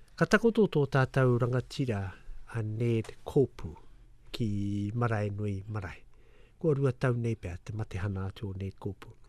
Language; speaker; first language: Māori; native; Māori